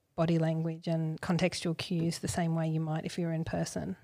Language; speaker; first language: English; native; English